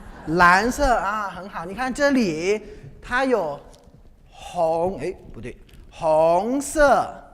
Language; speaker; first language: Chinese; non-native, fluent; English